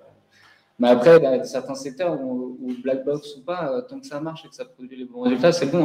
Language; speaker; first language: French; native; French